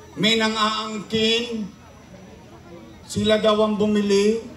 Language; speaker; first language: Filipino; native; Filipino